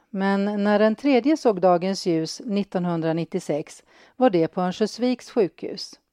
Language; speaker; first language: Swedish; native; Swedish